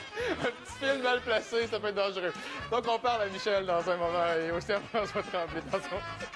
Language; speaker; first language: French; native; French